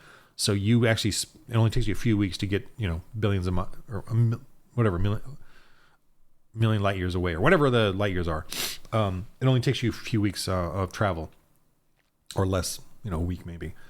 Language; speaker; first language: English; native; English